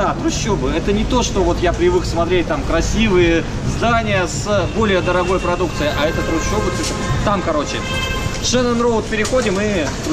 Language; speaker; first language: Russian; native; Russian